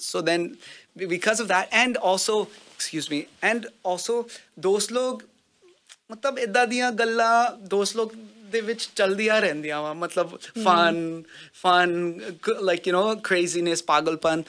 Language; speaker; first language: English; early bilingual, other home language; Punjabi